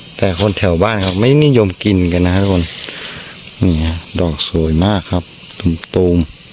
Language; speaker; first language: Thai; non-native, local second language; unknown